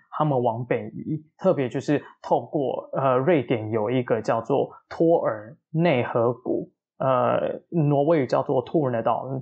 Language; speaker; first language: Chinese; native; Chinese